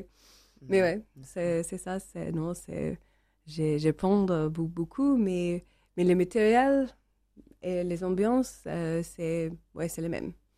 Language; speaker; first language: French; non-native, learner; English